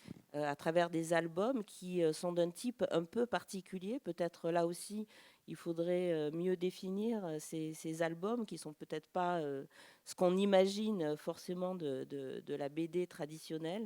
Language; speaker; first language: French; native; French